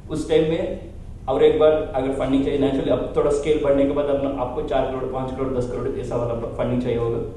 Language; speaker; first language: Hindi; non-native, local second language; Telugu